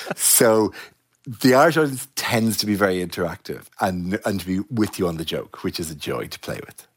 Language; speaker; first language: English; native; English